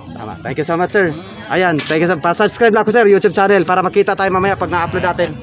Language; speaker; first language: Filipino; non-native, local second language; Cebuano